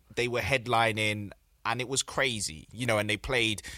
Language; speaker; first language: English; native; English